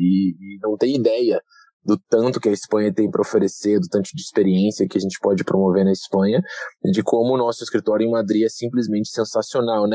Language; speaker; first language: Portuguese; native; Portuguese